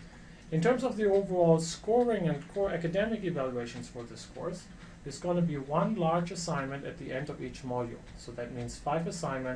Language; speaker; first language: English; non-native, fluent; German